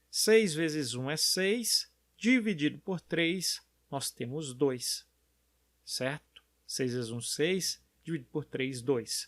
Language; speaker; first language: Portuguese; native; Portuguese